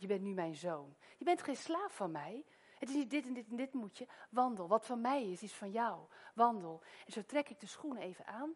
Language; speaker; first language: Dutch; native; Dutch